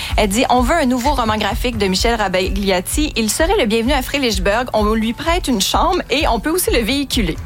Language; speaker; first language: French; native; French